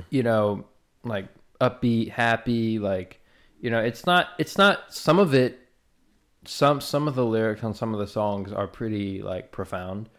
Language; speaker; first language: English; native; English